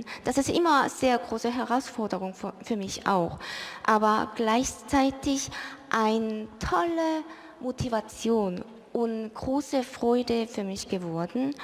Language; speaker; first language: German; early bilingual, other home language; Korean